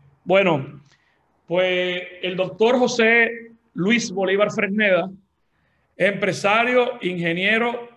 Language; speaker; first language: Spanish; native; Spanish